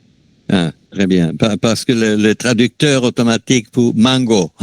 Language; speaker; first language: French; non-native, fluent; Spanish